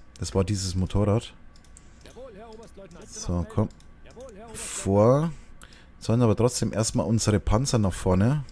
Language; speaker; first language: German; native; German